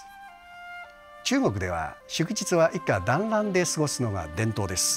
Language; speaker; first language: Japanese; non-native, fluent; Chinese